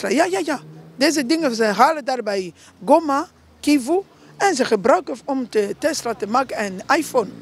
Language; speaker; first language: Dutch; non-native, learner; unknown